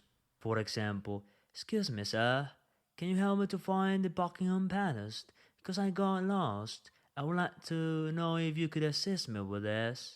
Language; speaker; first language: English; non-native, fluent; Spanish